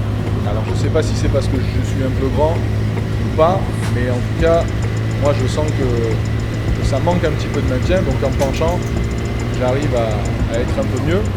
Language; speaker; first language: French; native; French